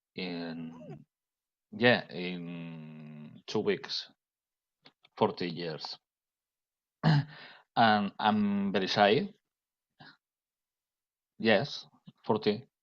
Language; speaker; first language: English; non-native, learner; Catalan